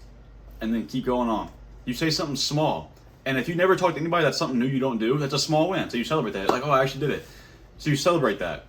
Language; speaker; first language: English; native; English